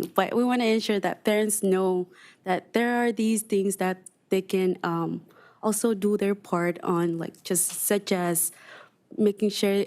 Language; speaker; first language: English; non-native, fluent; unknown